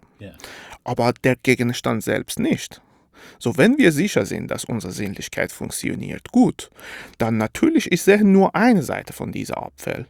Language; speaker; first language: German; non-native, fluent; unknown